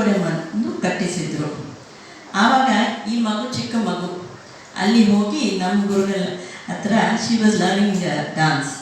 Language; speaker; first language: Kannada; non-native, local second language; Telugu